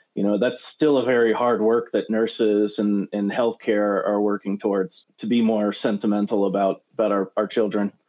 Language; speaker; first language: English; native; English